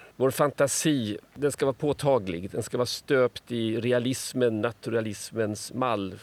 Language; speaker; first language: Swedish; native; Swedish